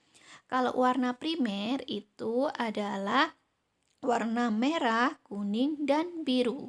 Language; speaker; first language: Indonesian; native; Indonesian